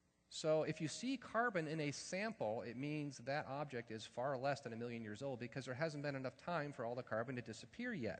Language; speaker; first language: English; native; English